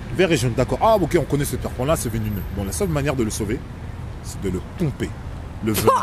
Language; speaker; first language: French; native; French